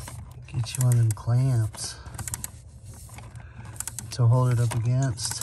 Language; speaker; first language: English; native; English